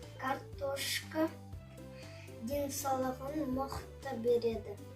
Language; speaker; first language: Kazakh; non-native, local second language; Russian